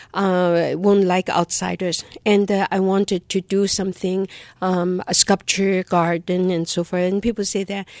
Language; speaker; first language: English; non-native, fluent; Chinese